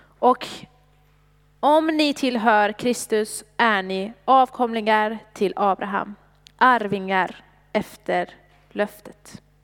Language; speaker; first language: Swedish; non-native, fluent; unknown